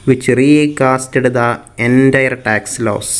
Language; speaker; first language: English; non-native, local second language; Malayalam